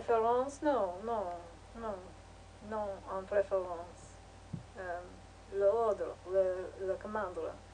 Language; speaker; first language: French; non-native, learner; English